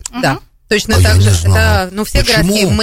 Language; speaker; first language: Russian; native; Russian